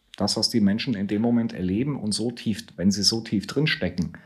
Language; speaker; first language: German; native; German